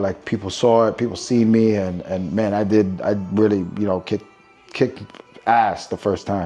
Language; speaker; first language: English; native; English